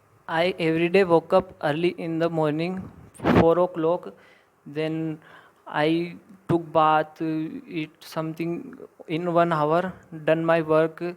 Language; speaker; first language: English; non-native, learner; Hindi